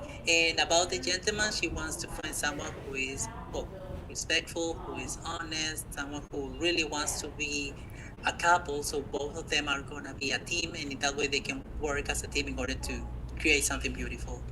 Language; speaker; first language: English; non-native, fluent; Spanish